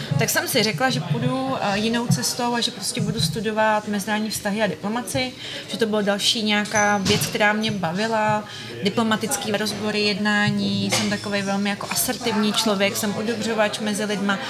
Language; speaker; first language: Czech; early bilingual, other home language; Ukrainian